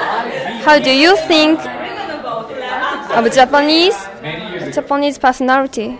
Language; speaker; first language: English; non-native, learner; Japanese